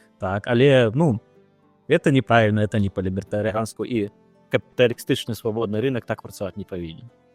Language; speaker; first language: Belarusian; non-native, local second language; Russian